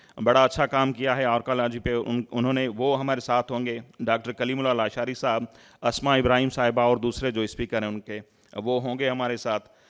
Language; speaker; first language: Urdu; non-native, local second language; Sindhi